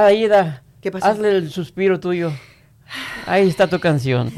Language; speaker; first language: Spanish; native; Spanish